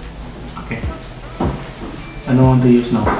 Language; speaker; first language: English; non-native, learner; Indonesian